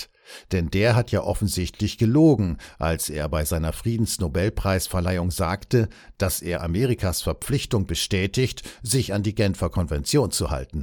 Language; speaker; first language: German; native; German